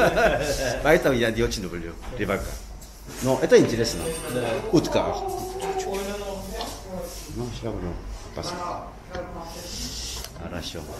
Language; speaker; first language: Russian; non-native, learner; Korean